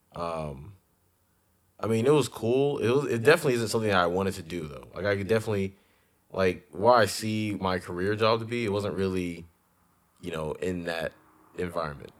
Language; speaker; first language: English; native; English